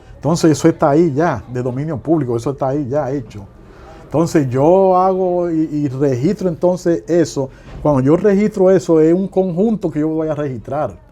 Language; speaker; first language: Spanish; native; Spanish